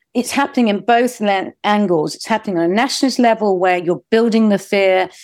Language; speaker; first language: English; native; English